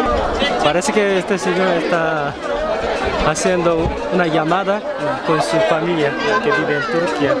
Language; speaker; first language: Spanish; non-native, fluent; Korean